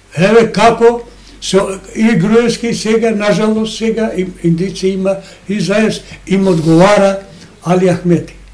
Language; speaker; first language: Macedonian; non-native, local second language; Albanian